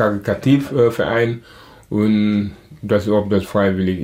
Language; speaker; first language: German; non-native, learner; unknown